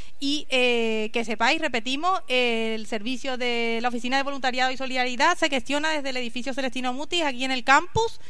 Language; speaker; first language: Spanish; native; Spanish